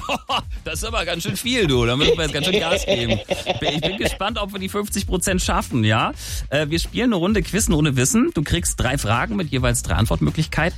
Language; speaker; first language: German; native; German